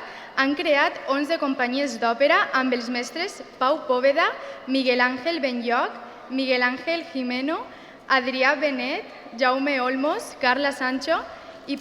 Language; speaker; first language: Catalan; native; Catalan